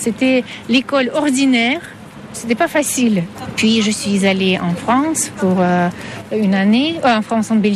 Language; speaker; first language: French; non-native, fluent; Russian